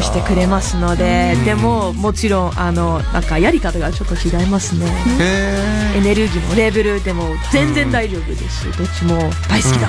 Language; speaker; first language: Japanese; non-native, learner; English